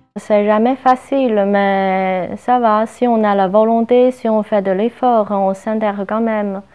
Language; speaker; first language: French; non-native, fluent; Chinese